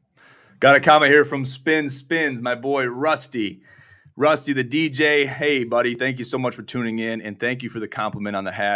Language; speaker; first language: English; native; English